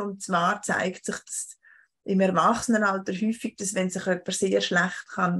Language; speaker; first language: German; native; German